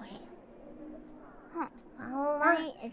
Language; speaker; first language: Japanese; non-native, learner; Indonesian